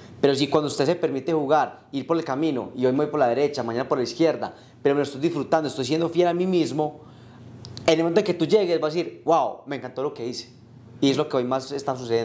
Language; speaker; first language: Spanish; native; Spanish